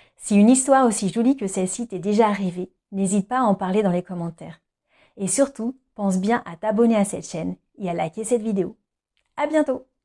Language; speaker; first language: French; native; French